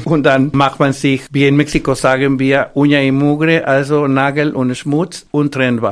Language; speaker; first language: German; non-native, fluent; Spanish